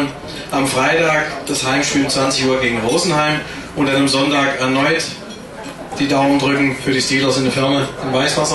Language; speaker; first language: German; native; German